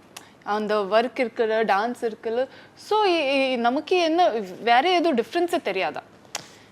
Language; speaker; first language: Tamil; non-native, learner; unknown